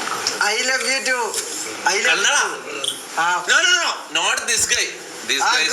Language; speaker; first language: English; non-native, local second language; Malayalam